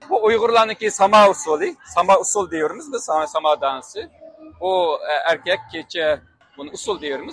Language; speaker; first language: Turkish; non-native, learner; Uyghur